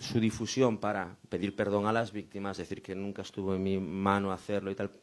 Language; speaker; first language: Spanish; native; Spanish